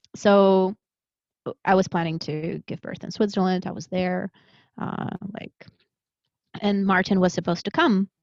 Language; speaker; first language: English; early bilingual, other home language; Russian